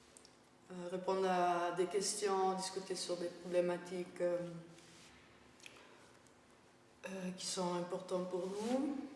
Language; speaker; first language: French; non-native, fluent; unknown